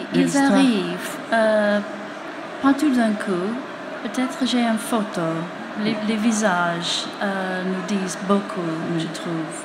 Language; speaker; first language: French; non-native, fluent; English